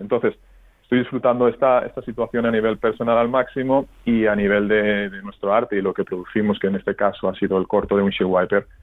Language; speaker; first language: Spanish; native; Spanish